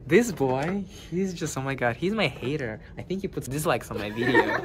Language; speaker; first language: English; non-native, fluent; Kazakh